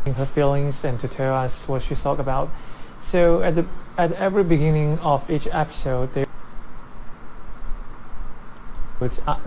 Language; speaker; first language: English; non-native, fluent; Chinese